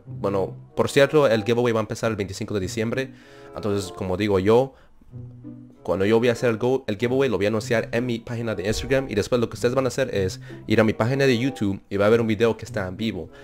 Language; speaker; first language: Spanish; early bilingual, heritage; Spanish